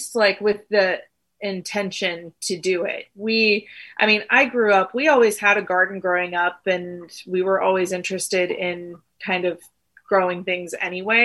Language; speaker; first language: English; native; English